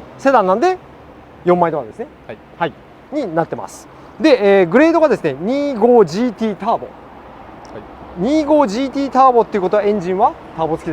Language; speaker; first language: Japanese; native; Japanese